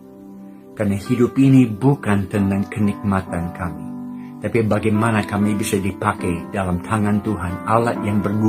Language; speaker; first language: Indonesian; non-native, fluent; English